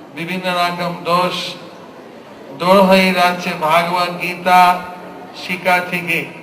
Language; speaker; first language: Bangla; non-native, fluent; English